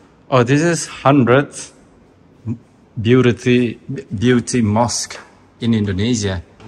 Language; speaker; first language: English; non-native, learner; Indonesian